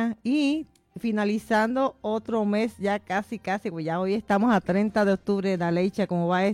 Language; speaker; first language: Spanish; native; Spanish